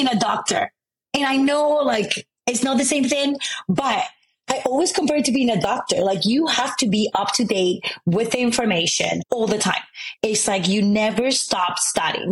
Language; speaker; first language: English; non-native, fluent; Spanish